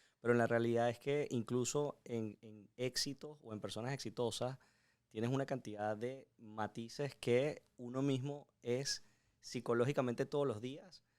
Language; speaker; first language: Spanish; native; Spanish